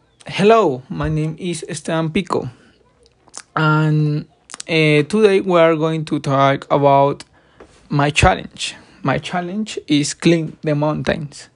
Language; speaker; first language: English; non-native, learner; Spanish